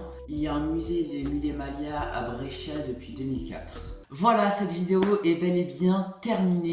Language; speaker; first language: French; native; French